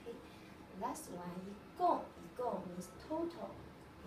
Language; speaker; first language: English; non-native, learner; Chinese